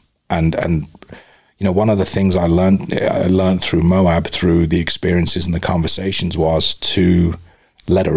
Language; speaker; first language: English; native; English